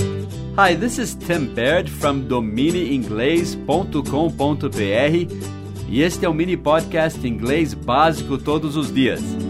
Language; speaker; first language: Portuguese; non-native, fluent; English